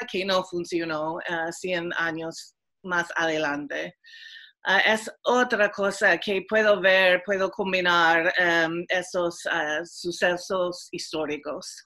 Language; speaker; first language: Spanish; non-native, fluent; English